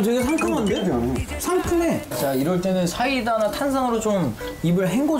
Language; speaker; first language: Korean; native; Korean